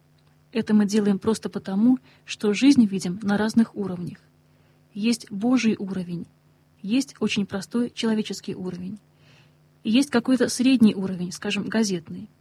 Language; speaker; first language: Russian; native; Russian